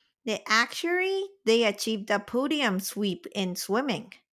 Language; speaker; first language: English; non-native, fluent; Japanese